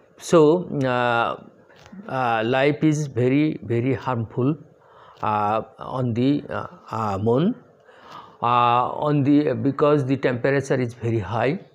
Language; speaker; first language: English; non-native, local second language; Bangla